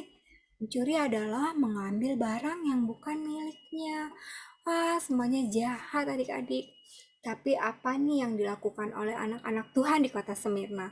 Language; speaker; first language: Indonesian; native; Indonesian